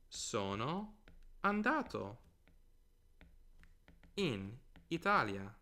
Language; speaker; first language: Italian; non-native, fluent; English